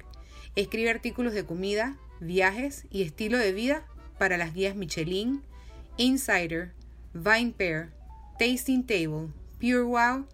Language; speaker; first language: Spanish; native; Spanish